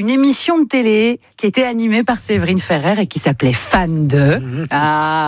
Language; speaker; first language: French; native; French